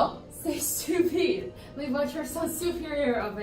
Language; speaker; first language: French; non-native, learner; English